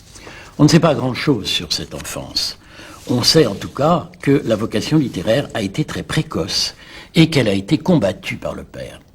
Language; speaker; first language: French; native; French